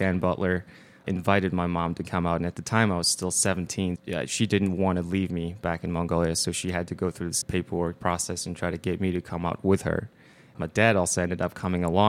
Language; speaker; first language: English; non-native, fluent; Mongolian